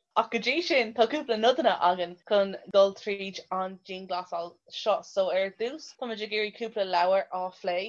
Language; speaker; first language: Irish; non-native, local second language; English